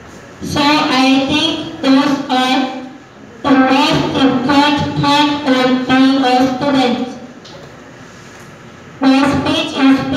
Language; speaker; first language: English; non-native, learner; Chinese